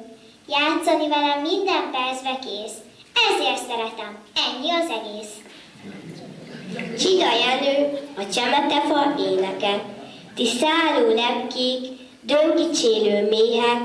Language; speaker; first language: Hungarian; native; Hungarian